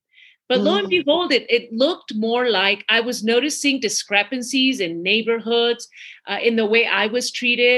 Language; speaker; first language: English; early bilingual, other home language; Spanish